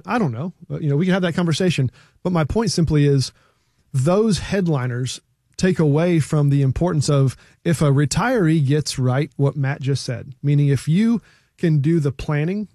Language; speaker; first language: English; native; English